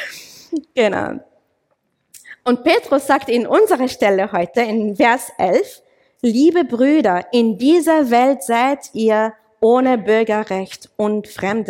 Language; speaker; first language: German; non-native, fluent; English